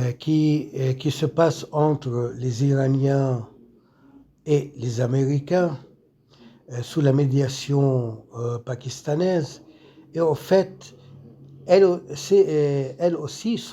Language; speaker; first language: French; non-native, local second language; Arabic